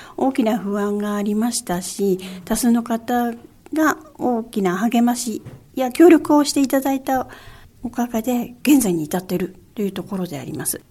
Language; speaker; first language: Japanese; native; Japanese